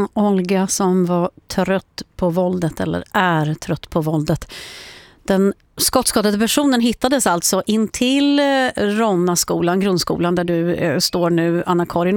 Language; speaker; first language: Swedish; native; Swedish